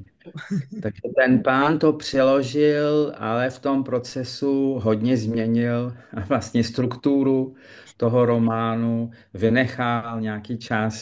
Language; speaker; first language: Czech; early bilingual, heritage; French